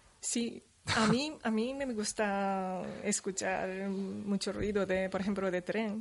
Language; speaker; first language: Spanish; non-native, learner; Japanese